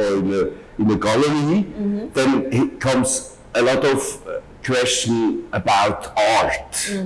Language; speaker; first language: English; non-native, learner; German